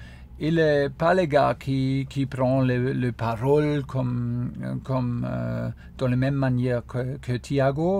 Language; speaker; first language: French; non-native, fluent; German